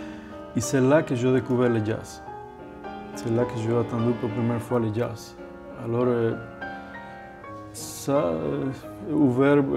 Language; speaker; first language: French; non-native, fluent; Spanish